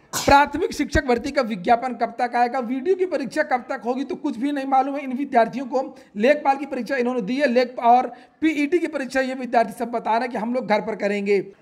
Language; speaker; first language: Hindi; native; Hindi